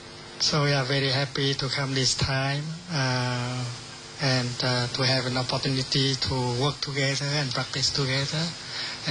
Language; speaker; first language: English; non-native, fluent; Vietnamese